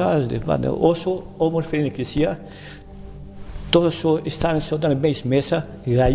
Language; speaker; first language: Greek; non-native, fluent; Bulgarian